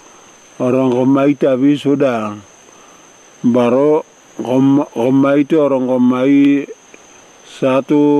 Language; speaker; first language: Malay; non-native, local second language; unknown